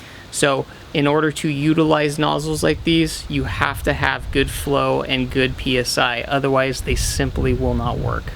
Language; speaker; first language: English; native; English